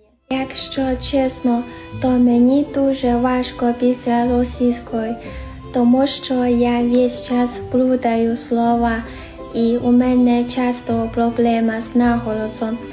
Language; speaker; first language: Ukrainian; non-native, learner; Chinese